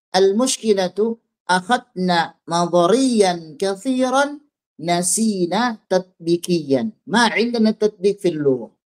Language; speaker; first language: Arabic; non-native, fluent; Indonesian